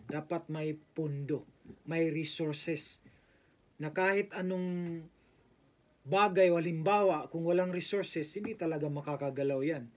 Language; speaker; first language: Filipino; native; Filipino